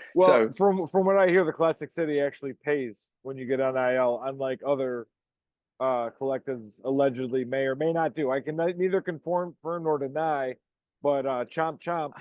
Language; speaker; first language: English; native; English